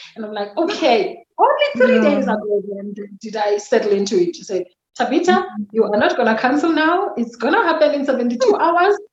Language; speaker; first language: English; non-native, local second language; Xhosa